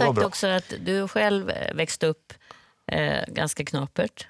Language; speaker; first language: Swedish; native; Swedish